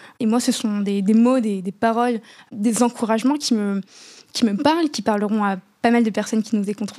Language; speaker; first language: French; non-native, local second language; Arabic